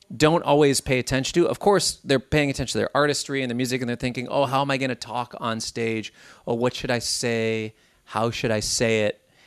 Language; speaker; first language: English; native; English